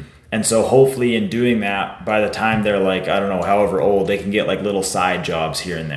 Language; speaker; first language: English; native; English